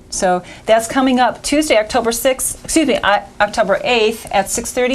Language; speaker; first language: English; native; English